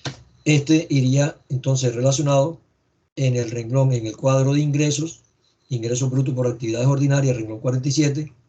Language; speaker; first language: Spanish; native; Spanish